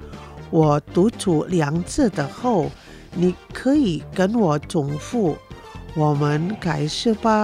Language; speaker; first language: Chinese; non-native, fluent; Indonesian